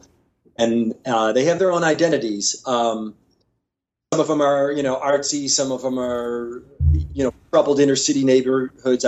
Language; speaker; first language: English; native; English